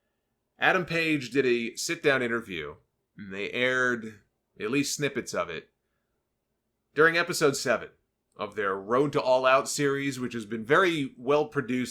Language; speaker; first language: English; native; English